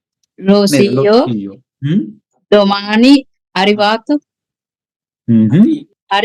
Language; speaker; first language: Italian; non-native, learner; Sinhala